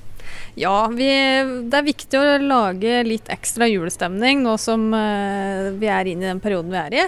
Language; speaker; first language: Norwegian; native; Norwegian